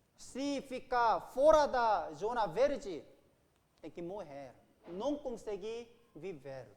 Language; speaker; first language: Portuguese; non-native, fluent; Korean